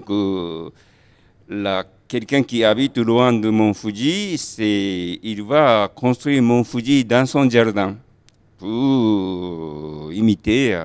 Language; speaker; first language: French; non-native, learner; Japanese